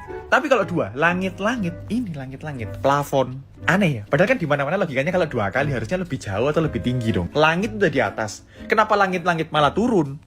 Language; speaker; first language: Indonesian; native; Indonesian